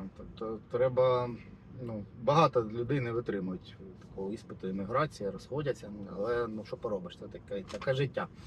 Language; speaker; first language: Ukrainian; native; Ukrainian